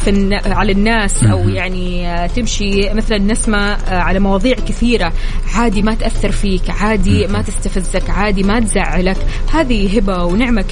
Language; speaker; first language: Arabic; native; Arabic